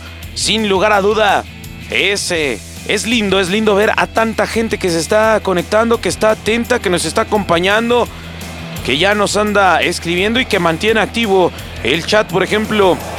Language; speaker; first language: Spanish; native; Spanish